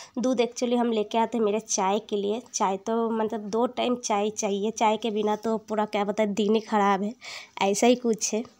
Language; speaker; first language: Hindi; non-native, local second language; Bangla